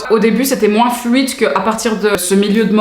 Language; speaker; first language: French; native; French